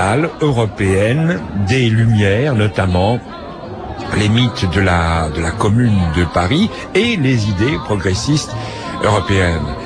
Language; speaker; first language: French; native; French